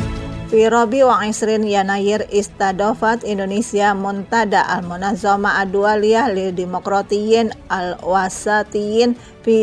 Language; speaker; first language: Arabic; non-native, fluent; Indonesian